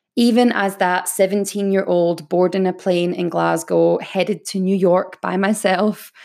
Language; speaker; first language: English; native; English